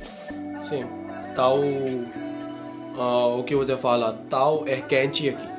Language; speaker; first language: Portuguese; non-native, learner; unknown